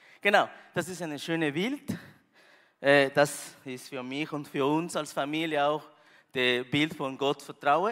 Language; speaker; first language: German; non-native, learner; Spanish